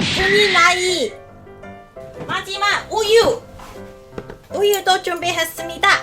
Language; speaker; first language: Korean; non-native, learner; Cantonese